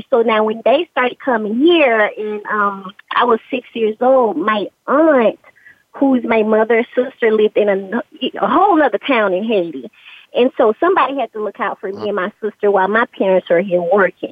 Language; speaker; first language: English; early bilingual, other home language; Haitian Creole